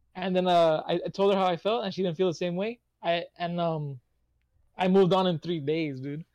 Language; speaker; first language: English; native; English